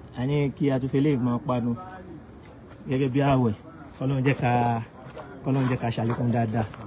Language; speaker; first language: Yoruba; non-native, local second language; Igbo